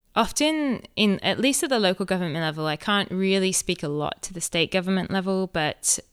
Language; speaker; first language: English; native; English